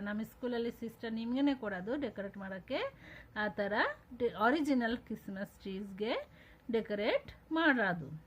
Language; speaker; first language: Kannada; non-native, local second language; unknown